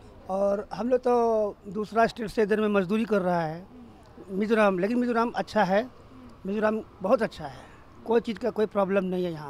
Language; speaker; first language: Hindi; non-native, local second language; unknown